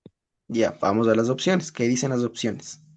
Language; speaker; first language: Spanish; native; Spanish